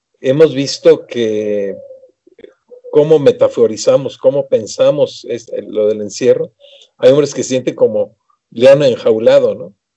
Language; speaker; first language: Spanish; native; Spanish